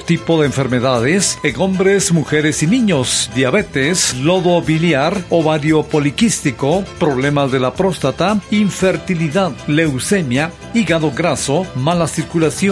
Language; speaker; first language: Spanish; native; Spanish